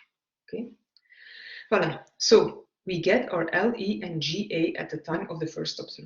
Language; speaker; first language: English; non-native, fluent; Dutch